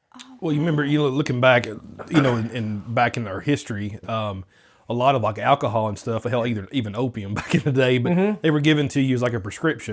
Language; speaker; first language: English; native; English